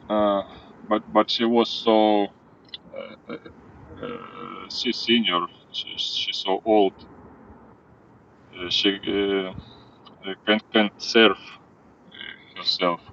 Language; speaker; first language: English; non-native, learner; Ukrainian